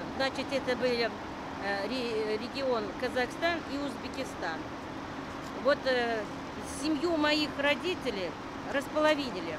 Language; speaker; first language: Russian; native; Russian